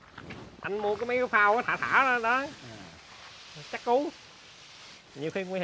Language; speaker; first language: Vietnamese; native; Vietnamese